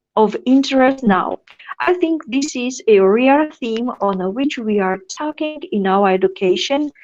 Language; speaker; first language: English; non-native, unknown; Georgian